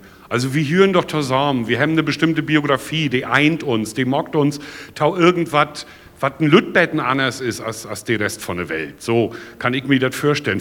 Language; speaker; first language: German; native; German